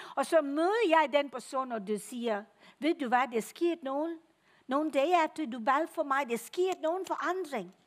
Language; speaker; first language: Danish; non-native, fluent; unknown